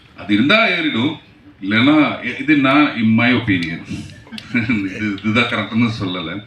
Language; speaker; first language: Tamil; non-native, learner; Malayalam